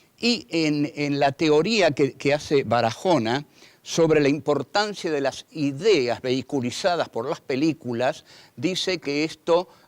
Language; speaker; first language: Spanish; native; Spanish